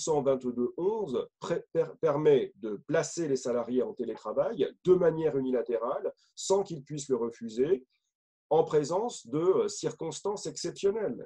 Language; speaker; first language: French; native; French